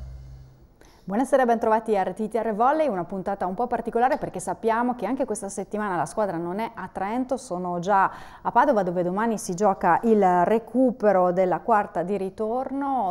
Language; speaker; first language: Italian; native; Italian